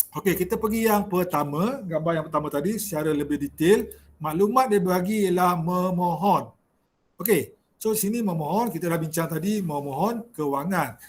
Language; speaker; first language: Malay; native; Malay